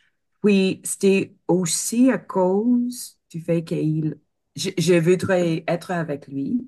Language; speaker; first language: French; non-native, fluent; English